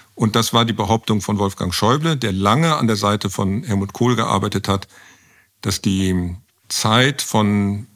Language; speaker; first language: German; native; German